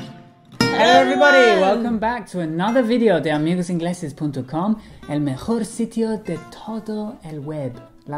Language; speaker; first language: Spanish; non-native, fluent; English